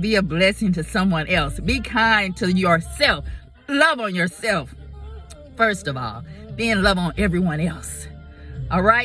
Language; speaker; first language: English; native; English